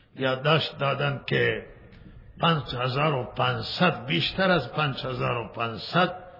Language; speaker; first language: Persian; non-native, local second language; Baluchi